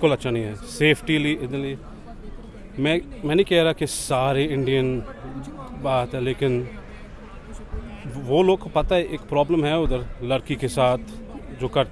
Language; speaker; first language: Hindi; early bilingual, heritage; Urdu